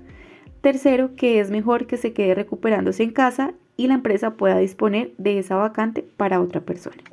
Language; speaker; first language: Spanish; native; Spanish